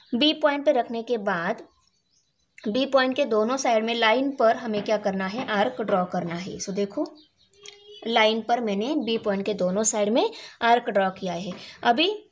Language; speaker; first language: Hindi; non-native, local second language; Marathi